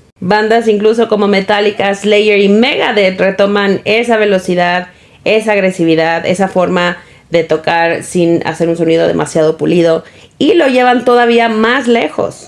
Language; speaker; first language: Spanish; native; Spanish